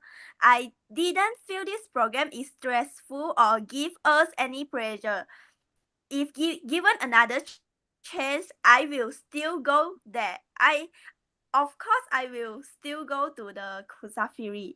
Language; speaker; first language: English; non-native, learner; Malay